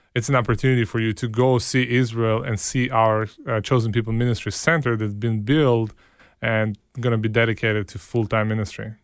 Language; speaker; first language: English; early bilingual, other home language; Hebrew